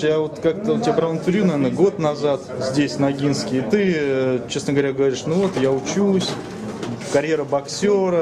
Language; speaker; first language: Russian; native; Russian